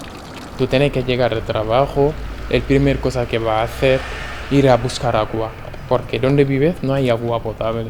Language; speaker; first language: Spanish; non-native, fluent; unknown